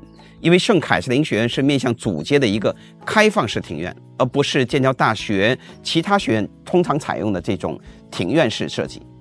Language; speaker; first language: Chinese; native; Chinese